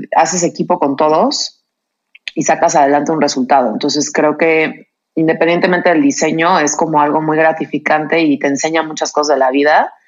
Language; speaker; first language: Spanish; native; Spanish